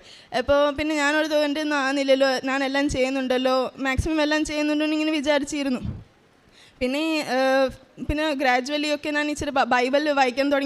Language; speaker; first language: Malayalam; early bilingual, heritage; Malayalam